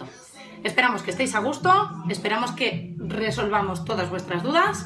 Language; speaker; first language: Spanish; native; Spanish